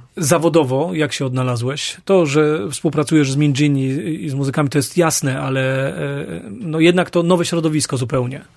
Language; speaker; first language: Polish; native; Polish